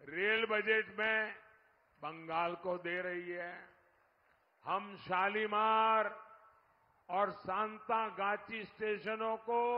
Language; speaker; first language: Hindi; non-native, local second language; Gujarati